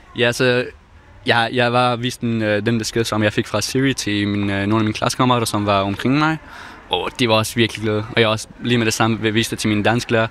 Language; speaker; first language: Danish; non-native, fluent; Persian